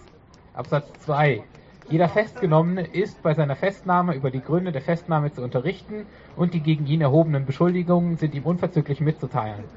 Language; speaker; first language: German; native; German